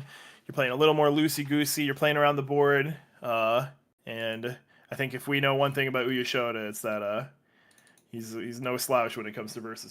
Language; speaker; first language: English; native; English